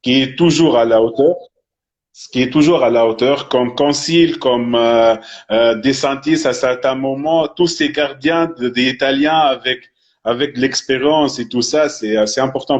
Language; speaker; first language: French; non-native, fluent; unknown